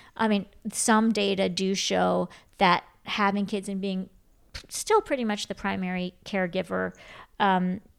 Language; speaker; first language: English; native; English